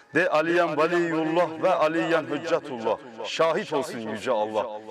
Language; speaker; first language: Turkish; native; Turkish